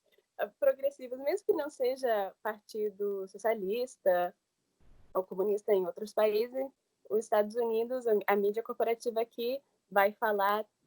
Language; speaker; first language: Portuguese; early bilingual, heritage; English